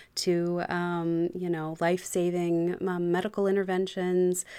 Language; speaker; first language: English; native; English